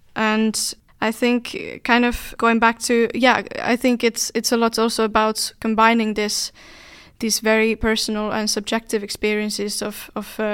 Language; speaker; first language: English; non-native, fluent; Finnish